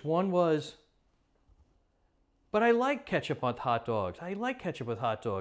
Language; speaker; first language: English; native; English